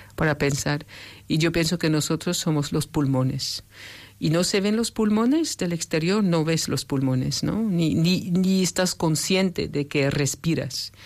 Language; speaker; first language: Spanish; non-native, fluent; French